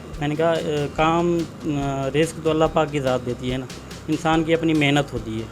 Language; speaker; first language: Urdu; non-native, local second language; Saraiki